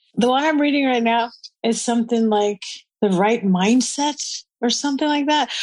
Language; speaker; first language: English; non-native, fluent; Spanish